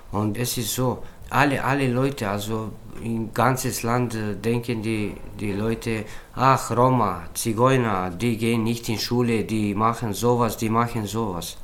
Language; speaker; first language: German; early bilingual, other home language; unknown